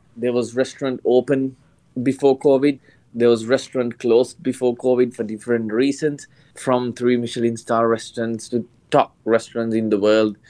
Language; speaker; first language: English; non-native, local second language; Sinhala